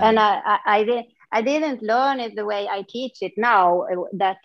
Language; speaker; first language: English; non-native, fluent; Swedish